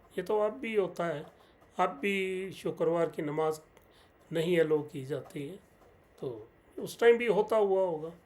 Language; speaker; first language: Hindi; non-native, local second language; Punjabi